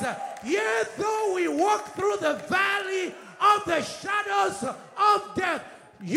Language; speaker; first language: English; native; English